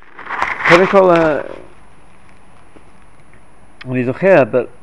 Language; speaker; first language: Hebrew; non-native, fluent; English